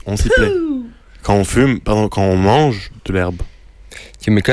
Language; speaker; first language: French; native; French